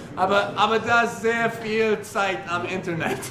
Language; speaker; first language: German; non-native, learner; English